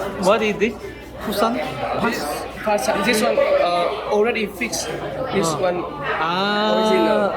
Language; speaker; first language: English; non-native, learner; Korean